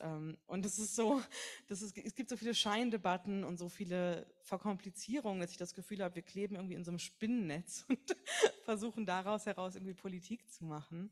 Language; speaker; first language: German; native; German